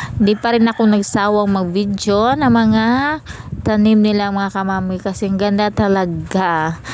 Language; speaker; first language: Filipino; non-native, local second language; Cebuano